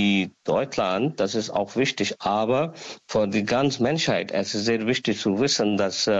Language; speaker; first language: German; non-native, learner; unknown